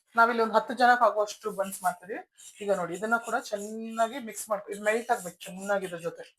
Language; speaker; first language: Kannada; native; Kannada